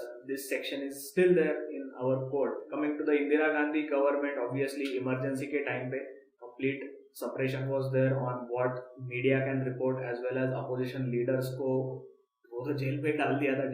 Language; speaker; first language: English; non-native, local second language; Hindi